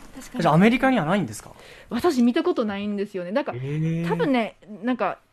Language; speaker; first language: Japanese; non-native, fluent; English